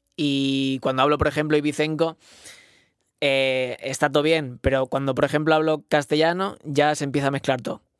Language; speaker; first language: Spanish; non-native, local second language; Catalan